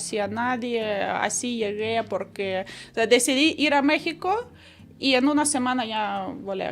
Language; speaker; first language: Spanish; non-native, fluent; Ukrainian